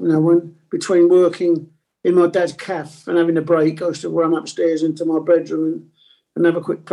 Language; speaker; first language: English; non-native, local second language; Italian